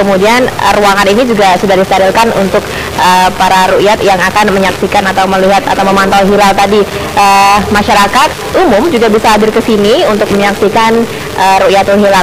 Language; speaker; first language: Indonesian; native; Indonesian